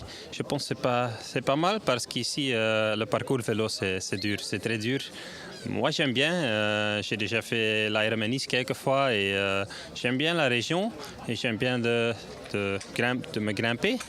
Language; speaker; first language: French; non-native, learner; Dutch